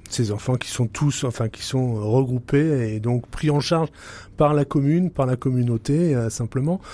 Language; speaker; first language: French; native; French